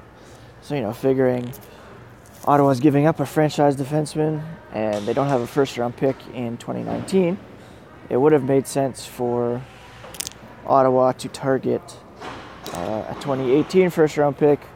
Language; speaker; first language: English; native; English